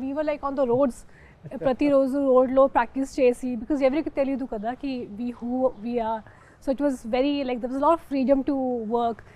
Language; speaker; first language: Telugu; non-native, local second language; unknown